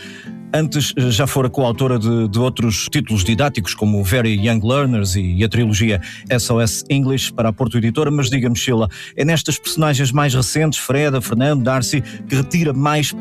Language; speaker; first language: Portuguese; native; Portuguese